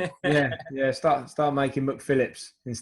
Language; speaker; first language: English; native; English